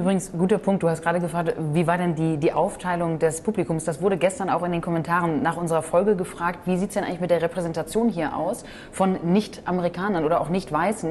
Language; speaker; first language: German; native; German